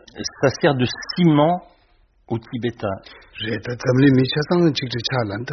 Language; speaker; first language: French; native; French